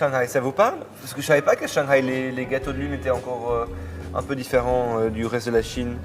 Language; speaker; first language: French; native; French